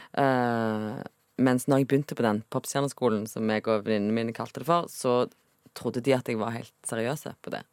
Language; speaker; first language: Norwegian; native; Norwegian